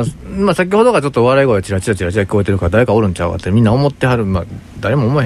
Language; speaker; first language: Japanese; native; Japanese